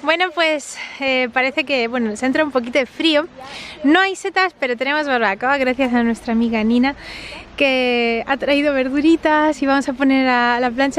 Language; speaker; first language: Spanish; native; Spanish